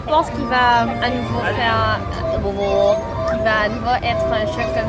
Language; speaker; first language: French; non-native, fluent; Dutch